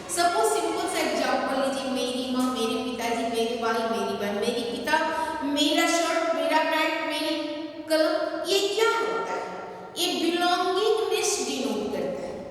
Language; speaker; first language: Hindi; native; Hindi